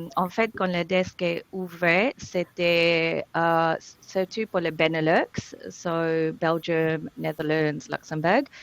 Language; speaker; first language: French; non-native, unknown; English